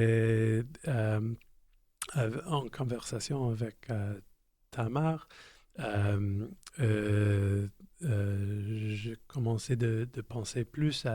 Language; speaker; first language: French; non-native, local second language; English